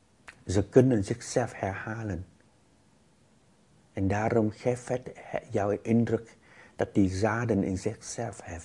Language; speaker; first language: Dutch; non-native, fluent; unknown